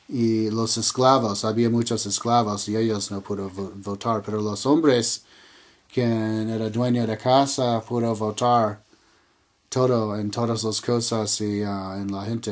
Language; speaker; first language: Spanish; non-native, learner; English